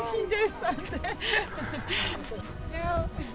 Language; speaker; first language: Italian; non-native, learner; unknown